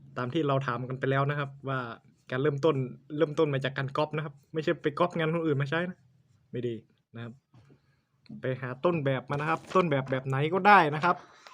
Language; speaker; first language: Thai; native; Thai